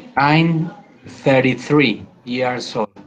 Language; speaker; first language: English; non-native, learner; Spanish